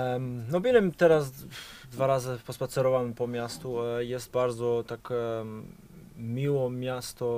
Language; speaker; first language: Polish; non-native, fluent; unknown